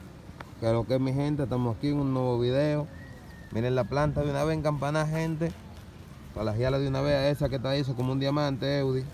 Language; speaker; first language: Spanish; native; Spanish